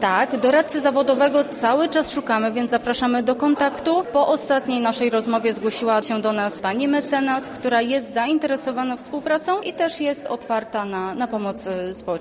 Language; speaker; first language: Polish; native; Polish